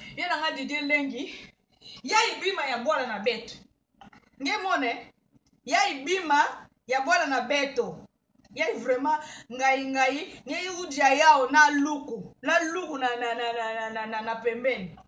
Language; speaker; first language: Lingala; native; Lingala